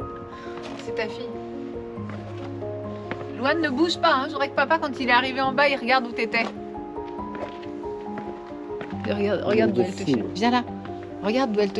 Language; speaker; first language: French; native; French